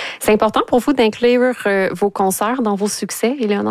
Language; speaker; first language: French; native; French